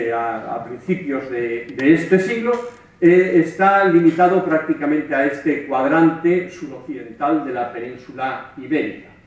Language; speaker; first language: Spanish; native; Spanish